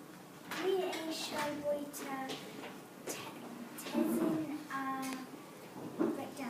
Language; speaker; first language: Welsh; non-native, learner; English